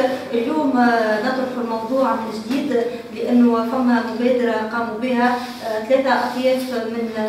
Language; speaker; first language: Arabic; native; Arabic